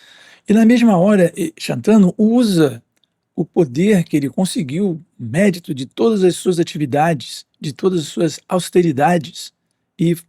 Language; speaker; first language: Portuguese; native; Portuguese